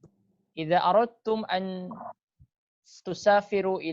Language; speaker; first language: Arabic; non-native, fluent; Indonesian